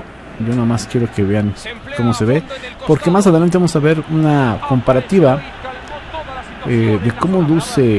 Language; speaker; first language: Spanish; native; Spanish